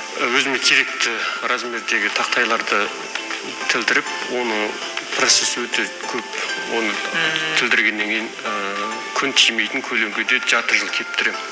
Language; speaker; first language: Kazakh; early bilingual, heritage; Kazakh